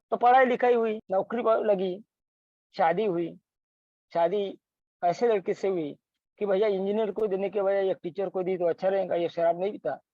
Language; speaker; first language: Hindi; non-native, local second language; Marathi